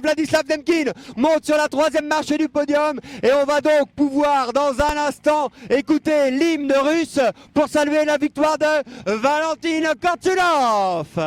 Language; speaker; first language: French; native; French